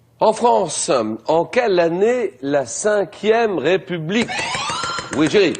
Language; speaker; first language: French; native; French